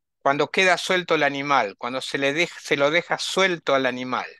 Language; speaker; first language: Spanish; native; Spanish